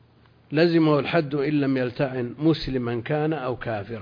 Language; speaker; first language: Arabic; native; Arabic